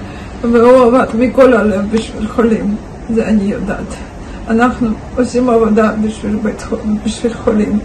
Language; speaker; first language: Hebrew; non-native, learner; Russian